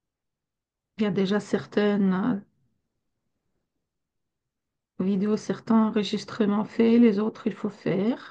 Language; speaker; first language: French; non-native, fluent; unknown